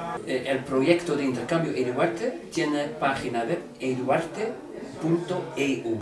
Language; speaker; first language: Spanish; non-native, fluent; Dutch